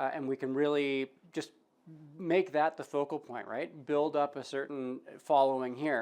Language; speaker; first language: English; native; English